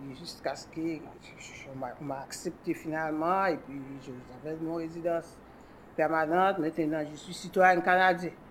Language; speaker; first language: French; non-native, local second language; Haitian Creole